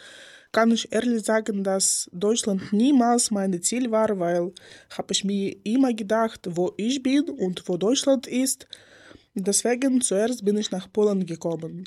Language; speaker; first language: German; non-native, learner; Ukrainian